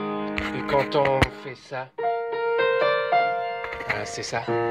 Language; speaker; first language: French; native; French